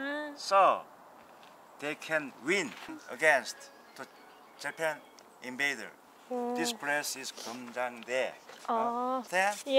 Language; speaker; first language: English; non-native, learner; Korean